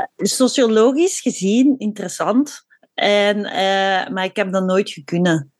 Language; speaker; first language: Dutch; native; Dutch